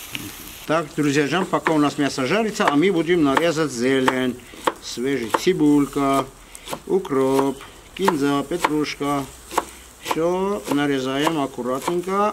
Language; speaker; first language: Russian; non-native, fluent; Armenian